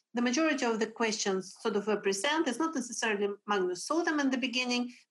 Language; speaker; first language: English; non-native, fluent; Russian